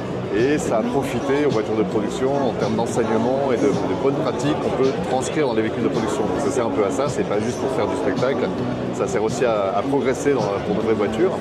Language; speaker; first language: French; native; French